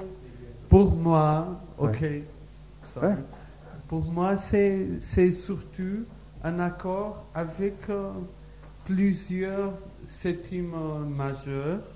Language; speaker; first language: French; non-native, learner; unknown